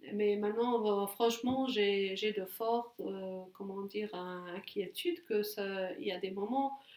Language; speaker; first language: French; non-native, fluent; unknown